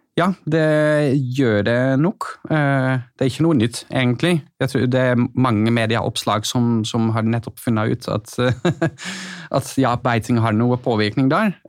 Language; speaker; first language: Norwegian; non-native, fluent; Dutch